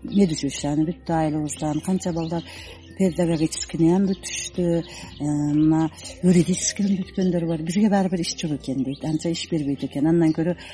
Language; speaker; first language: Kyrgyz; non-native, local second language; Uzbek